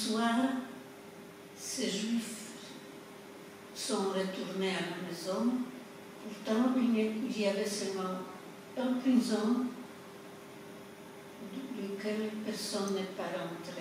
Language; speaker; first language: French; non-native, fluent; Polish